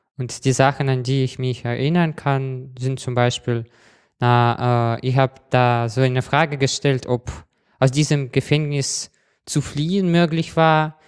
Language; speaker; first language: German; non-native, fluent; Russian